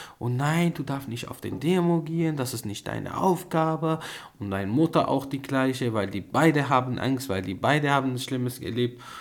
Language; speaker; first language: German; non-native, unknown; Arabic